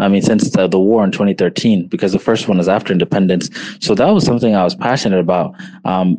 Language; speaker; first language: English; native; English